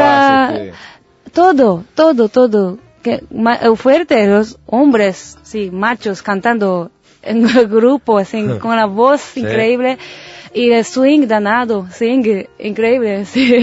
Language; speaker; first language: Spanish; non-native, learner; Japanese